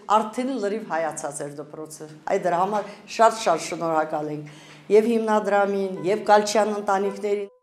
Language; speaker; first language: Armenian; native; Armenian